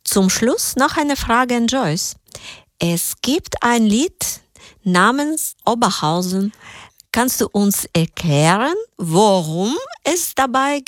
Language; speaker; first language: German; native; German